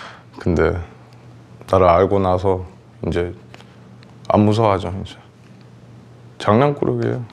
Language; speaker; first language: Korean; early bilingual, heritage; Korean